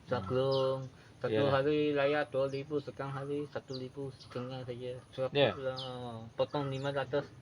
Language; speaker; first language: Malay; non-native, local second language; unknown